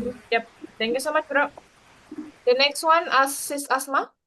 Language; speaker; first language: English; non-native, learner; Indonesian